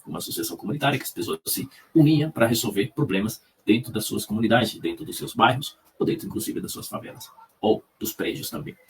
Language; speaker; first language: Portuguese; non-native, fluent; Spanish